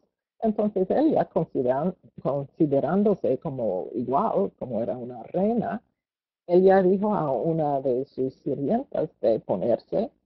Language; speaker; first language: Spanish; non-native, fluent; English